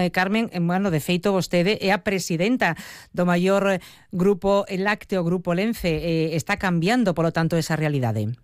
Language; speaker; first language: Galician; native; Galician